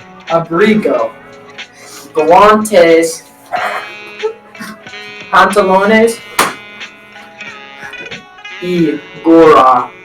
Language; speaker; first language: Spanish; non-native, learner; English